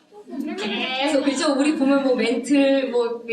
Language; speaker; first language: Korean; native; Korean